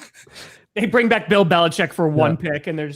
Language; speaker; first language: English; native; English